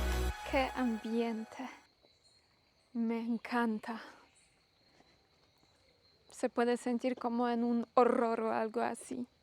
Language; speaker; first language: Spanish; non-native, learner; Polish